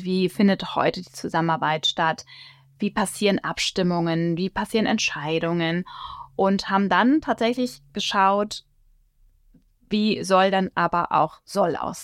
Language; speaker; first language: German; native; German